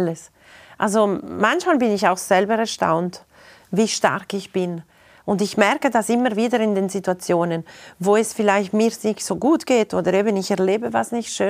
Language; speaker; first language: German; non-native, local second language; Italian